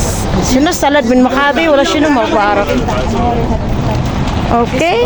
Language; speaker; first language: Arabic; non-native, learner; Filipino